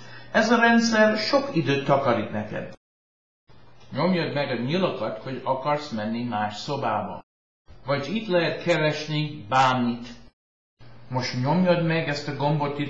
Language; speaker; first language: Hungarian; early bilingual, heritage; Hungarian